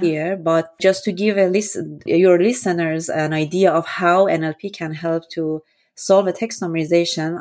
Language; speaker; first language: English; non-native, fluent; Persian